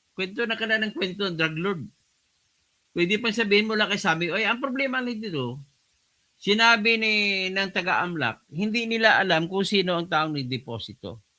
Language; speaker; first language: Filipino; non-native, local second language; Hiligaynon